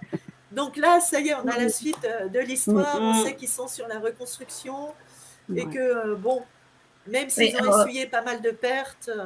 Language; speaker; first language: French; native; French